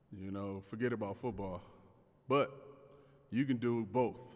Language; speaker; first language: English; native; English